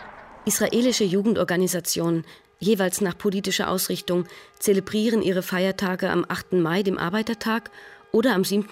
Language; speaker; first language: German; native; German